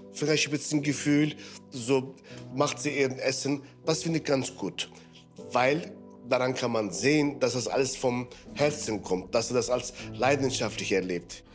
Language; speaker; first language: German; non-native, fluent; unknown